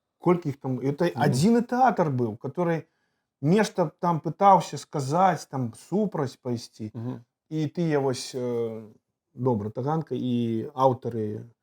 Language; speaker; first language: Belarusian; native; Belarusian